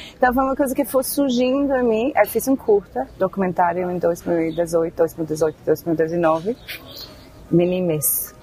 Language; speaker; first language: Portuguese; non-native, fluent; English